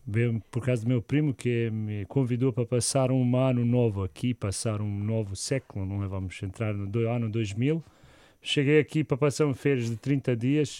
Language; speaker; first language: Portuguese; non-native, learner; Croatian